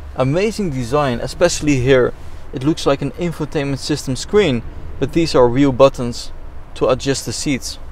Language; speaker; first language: English; non-native, fluent; Dutch